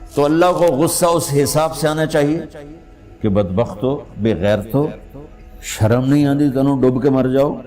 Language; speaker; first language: Urdu; non-native, local second language; Punjabi